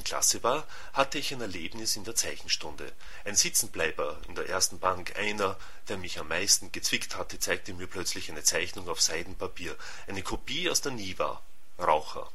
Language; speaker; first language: German; native; German